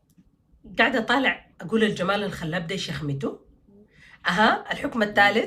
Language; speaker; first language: Arabic; native; Arabic